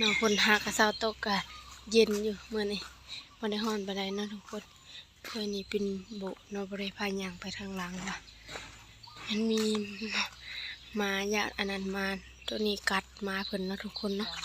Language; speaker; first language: Thai; non-native, local second language; Lao